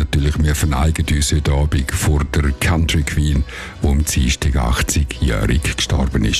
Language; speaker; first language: German; native; German